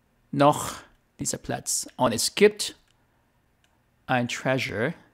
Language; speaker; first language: German; non-native, learner; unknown